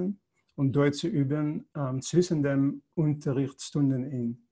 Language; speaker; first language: German; non-native, fluent; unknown